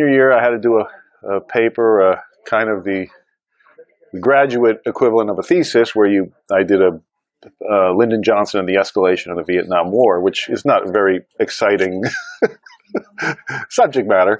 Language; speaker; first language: English; native; English